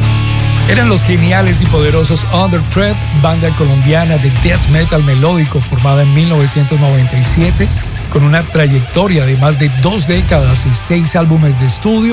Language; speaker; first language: Spanish; native; Spanish